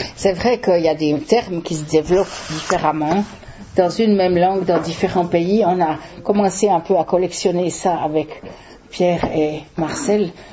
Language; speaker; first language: French; native; French